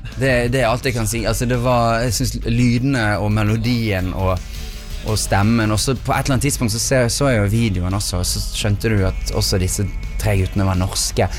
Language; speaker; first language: Norwegian; native; Norwegian